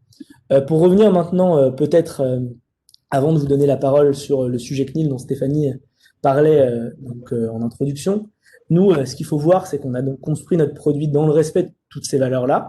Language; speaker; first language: French; native; French